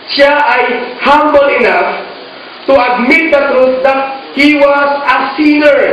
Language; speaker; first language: English; non-native, local second language; Filipino